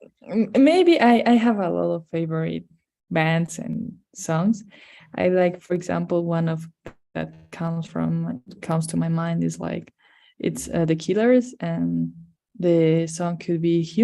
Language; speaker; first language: English; non-native, fluent; Spanish